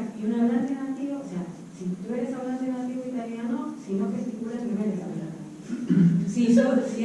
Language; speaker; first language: Spanish; native; Spanish